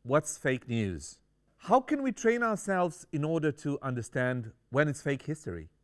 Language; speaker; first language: English; non-native, fluent; Romanian